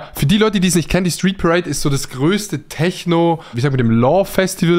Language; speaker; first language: German; native; German